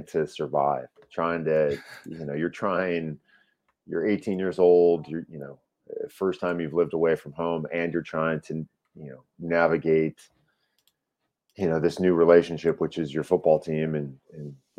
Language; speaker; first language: English; native; English